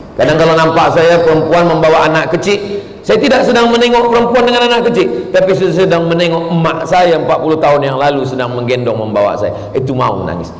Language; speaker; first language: Malay; native; Malay